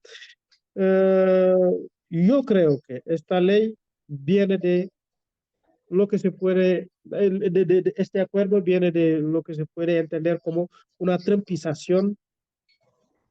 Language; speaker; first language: Spanish; non-native, fluent; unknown